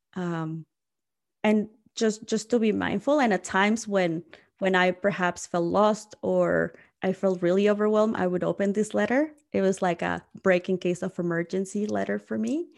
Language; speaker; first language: English; non-native, fluent; Spanish